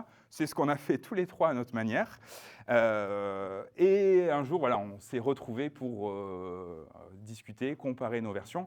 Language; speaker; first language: French; native; French